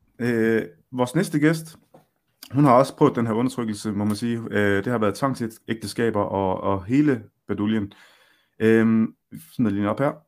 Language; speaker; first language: Danish; early bilingual, other home language; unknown